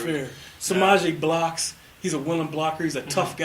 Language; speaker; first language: English; native; English